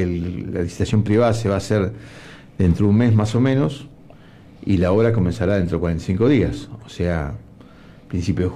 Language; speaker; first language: Spanish; native; Spanish